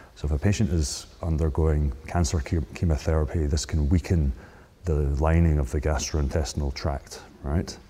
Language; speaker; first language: English; native; English